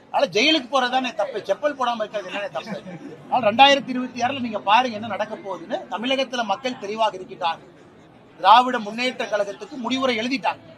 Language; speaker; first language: Tamil; native; Tamil